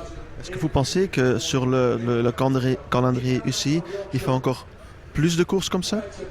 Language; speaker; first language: French; native; French